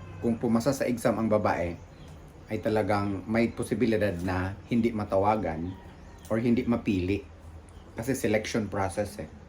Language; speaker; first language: Filipino; native; Filipino